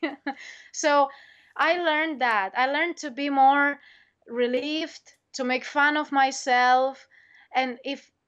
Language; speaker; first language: English; non-native, fluent; Spanish